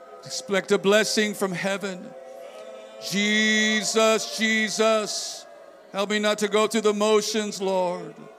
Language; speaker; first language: English; native; English